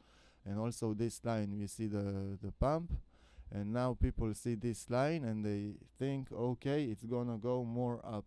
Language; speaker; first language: English; non-native, fluent; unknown